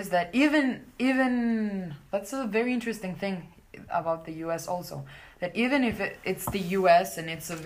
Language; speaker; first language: English; non-native, fluent; Spanish